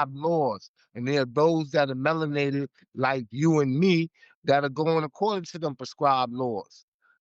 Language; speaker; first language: English; native; English